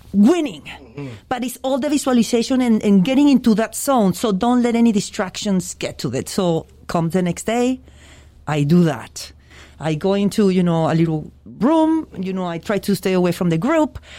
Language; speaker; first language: English; non-native, fluent; Spanish